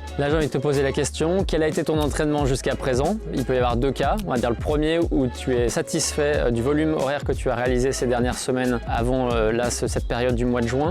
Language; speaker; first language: French; native; French